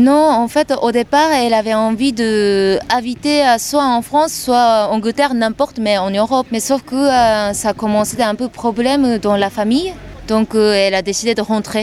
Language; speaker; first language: French; non-native, fluent; Japanese